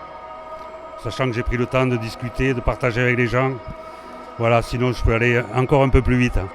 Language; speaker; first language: French; native; French